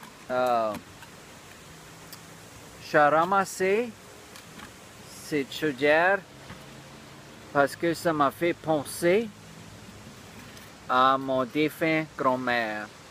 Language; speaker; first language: French; early bilingual, heritage; French